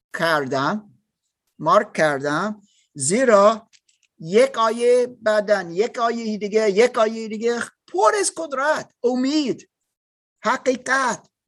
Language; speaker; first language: Persian; non-native, learner; German